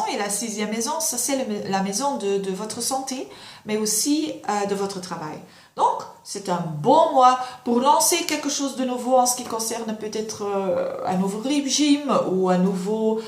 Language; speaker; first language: French; non-native, local second language; Dutch